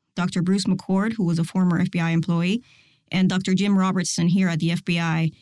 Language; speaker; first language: English; non-native, fluent; Spanish